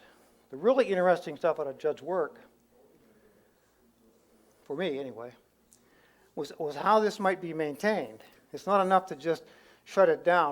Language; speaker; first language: English; native; English